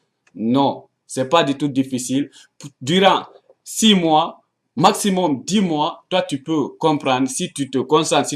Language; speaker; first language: French; non-native, local second language; Arabic